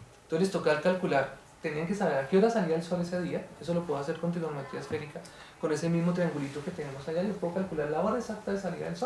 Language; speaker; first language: Spanish; native; Spanish